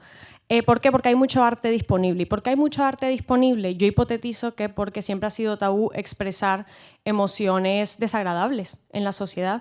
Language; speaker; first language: Spanish; native; Spanish